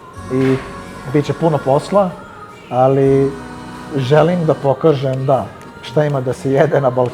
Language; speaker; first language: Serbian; early bilingual, heritage; Serbian